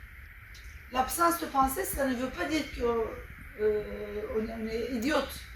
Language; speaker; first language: French; non-native, fluent; Turkish